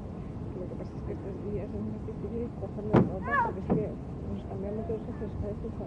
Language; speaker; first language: Spanish; native; Spanish